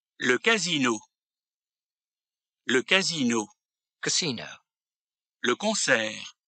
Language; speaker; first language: French; native; French